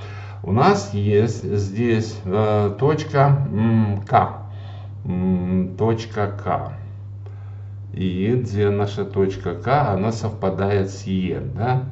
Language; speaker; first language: Russian; native; Russian